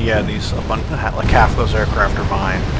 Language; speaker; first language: English; native; English